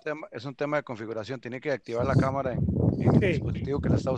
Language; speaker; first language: Spanish; native; Spanish